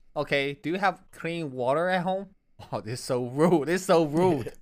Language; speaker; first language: English; non-native, fluent; Chinese